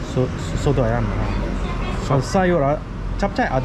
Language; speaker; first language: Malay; non-native, fluent; Chinese